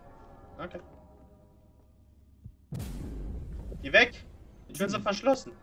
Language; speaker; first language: German; native; German